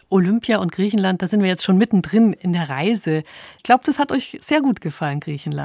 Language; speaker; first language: German; native; German